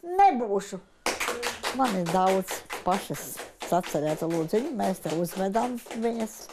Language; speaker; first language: Latvian; native; Latvian